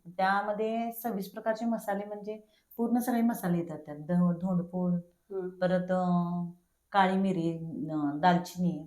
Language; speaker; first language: Marathi; native; Marathi